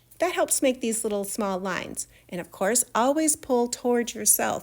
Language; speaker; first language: English; native; English